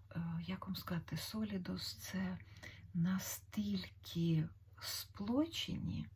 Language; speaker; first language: Ukrainian; native; Ukrainian